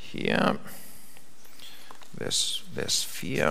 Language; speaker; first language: German; non-native, fluent; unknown